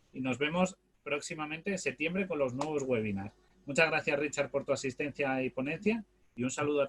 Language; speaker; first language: Spanish; native; Spanish